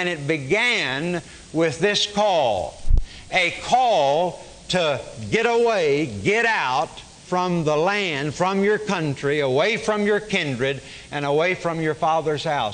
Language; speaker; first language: English; native; English